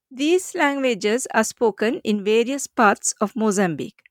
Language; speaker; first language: English; non-native, local second language; Sinhala